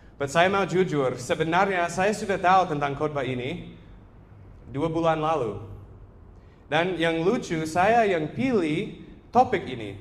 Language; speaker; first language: Indonesian; non-native, fluent; English